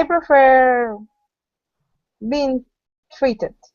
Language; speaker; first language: English; non-native, learner; Spanish